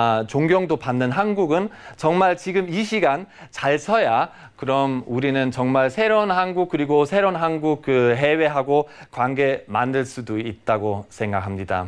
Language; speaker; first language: Korean; non-native, fluent; German